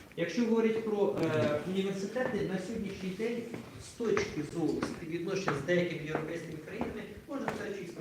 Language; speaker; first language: Ukrainian; native; Ukrainian